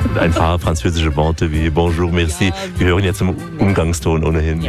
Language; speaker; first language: German; native; German